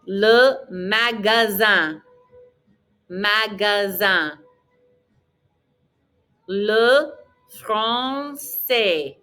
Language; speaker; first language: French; non-native, fluent; English